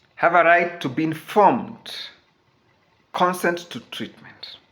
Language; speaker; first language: English; non-native, local second language; Swahili